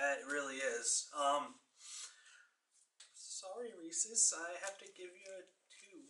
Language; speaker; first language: English; native; English